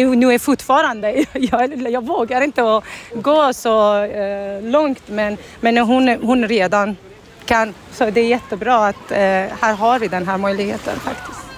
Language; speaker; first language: Swedish; non-native, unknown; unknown